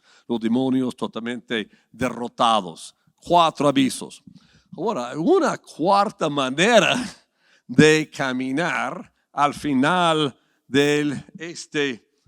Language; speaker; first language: Spanish; non-native, fluent; English